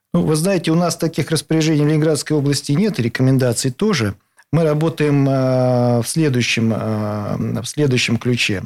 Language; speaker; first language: Russian; native; Russian